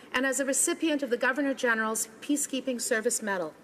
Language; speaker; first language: English; native; English